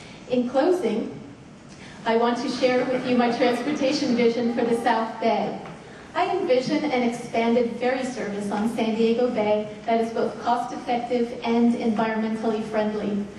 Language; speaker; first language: English; native; English